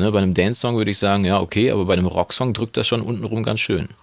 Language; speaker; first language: German; native; German